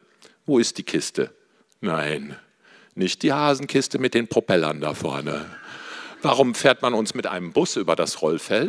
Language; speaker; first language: German; native; German